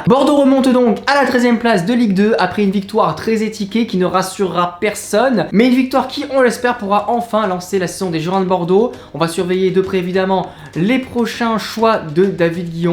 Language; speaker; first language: French; native; French